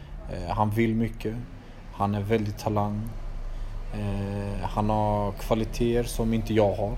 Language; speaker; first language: Swedish; early bilingual, other home language; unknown